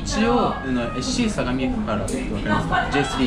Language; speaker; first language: Japanese; early bilingual, other home language; Spanish